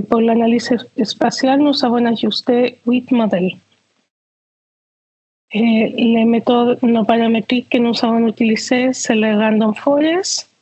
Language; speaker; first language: French; non-native, fluent; Spanish